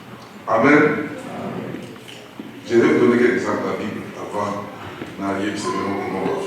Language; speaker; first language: French; non-native, local second language; Lingala